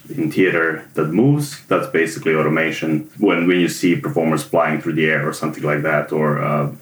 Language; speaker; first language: English; non-native, fluent; Serbian